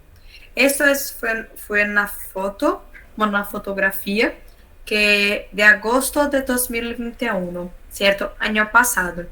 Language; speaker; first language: Spanish; non-native, learner; Portuguese